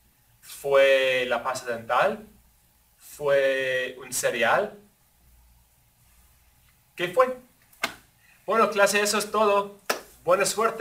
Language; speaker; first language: Spanish; non-native, fluent; English